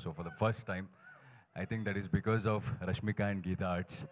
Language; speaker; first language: Telugu; non-native, fluent; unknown